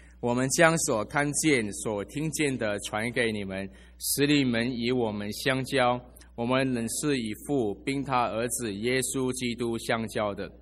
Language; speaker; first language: Chinese; native; Chinese